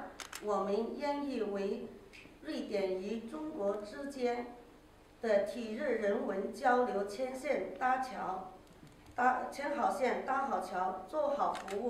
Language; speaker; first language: Chinese; native; Chinese